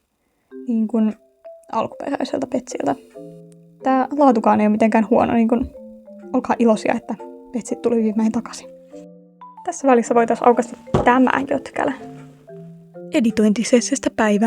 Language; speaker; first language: Finnish; native; Finnish